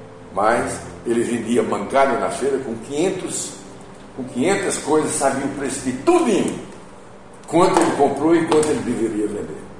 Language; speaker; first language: Portuguese; native; Portuguese